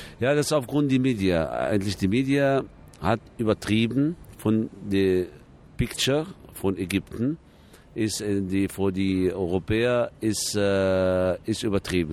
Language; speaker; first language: German; non-native, fluent; Arabic